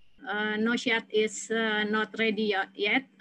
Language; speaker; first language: English; non-native, fluent; Indonesian